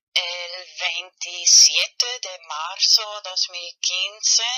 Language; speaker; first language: Spanish; non-native, fluent; German